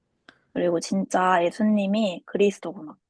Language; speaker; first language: Korean; native; Korean